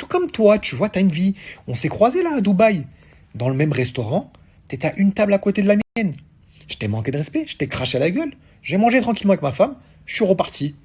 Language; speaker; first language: French; native; French